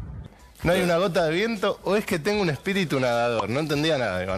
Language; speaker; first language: Spanish; native; Spanish